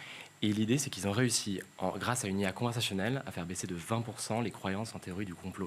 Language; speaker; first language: French; native; French